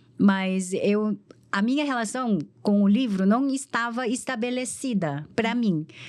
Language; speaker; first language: Portuguese; non-native, fluent; Korean